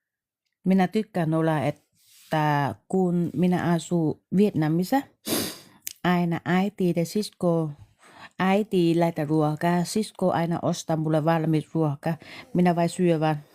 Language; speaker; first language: Finnish; non-native, learner; Vietnamese